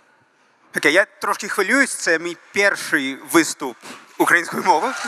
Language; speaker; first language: Ukrainian; early bilingual, heritage; Ukrainian